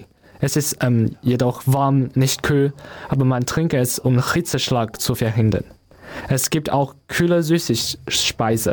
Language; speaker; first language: German; non-native, learner; Chinese